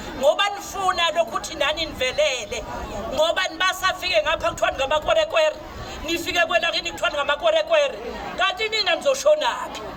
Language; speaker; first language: Zulu; native; Zulu